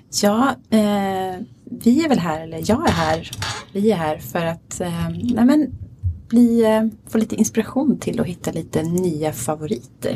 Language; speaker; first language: Swedish; native; Swedish